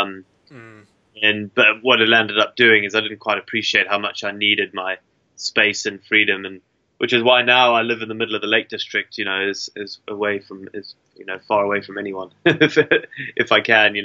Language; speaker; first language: English; native; English